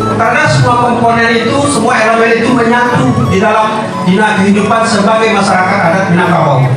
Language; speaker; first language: Indonesian; non-native, local second language; Minangkabau